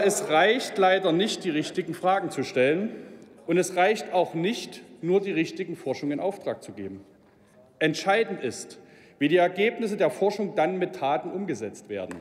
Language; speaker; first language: German; native; German